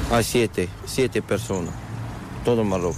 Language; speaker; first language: Spanish; non-native, learner; Arabic